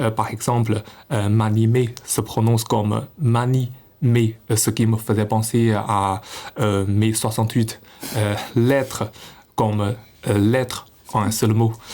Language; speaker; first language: French; non-native, fluent; Chinese